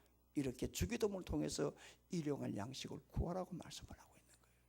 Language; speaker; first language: Korean; native; Korean